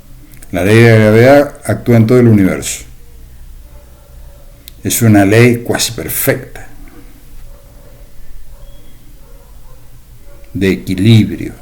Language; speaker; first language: Spanish; native; Spanish